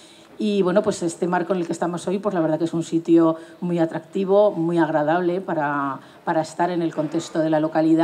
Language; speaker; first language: Spanish; native; Spanish